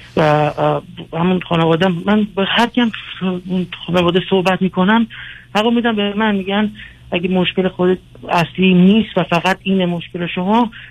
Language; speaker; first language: Persian; early bilingual, other home language; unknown